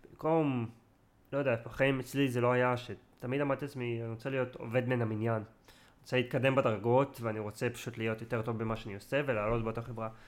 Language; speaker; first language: Hebrew; native; Hebrew